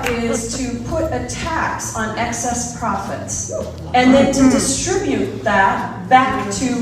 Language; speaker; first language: English; native; English